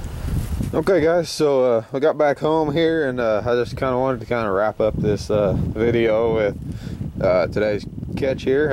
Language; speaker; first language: English; native; English